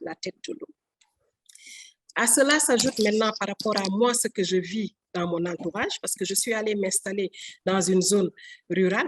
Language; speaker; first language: French; non-native, local second language; Wolof